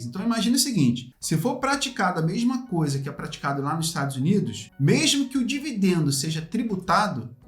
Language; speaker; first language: Portuguese; native; Portuguese